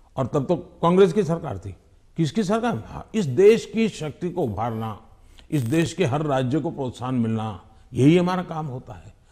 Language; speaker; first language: Hindi; non-native, local second language; Gujarati